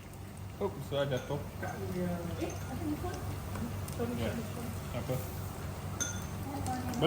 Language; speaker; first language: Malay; non-native, local second language; Chinese